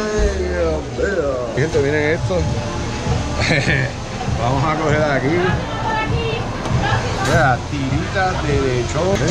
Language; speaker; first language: Spanish; native; Spanish